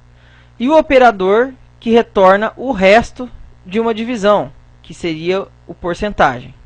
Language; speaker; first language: Portuguese; native; Portuguese